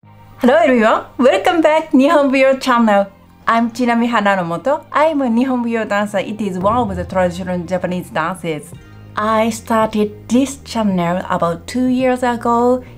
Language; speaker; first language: English; non-native, learner; Japanese